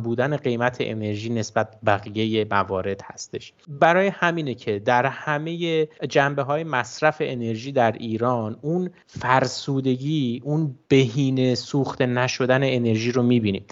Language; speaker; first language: Persian; native; Persian